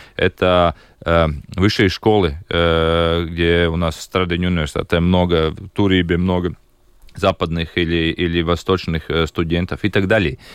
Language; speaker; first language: Russian; non-native, local second language; Latvian